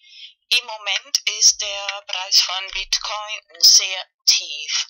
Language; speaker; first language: German; non-native, fluent; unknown